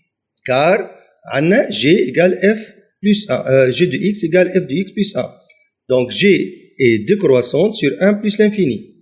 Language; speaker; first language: French; non-native, local second language; Arabic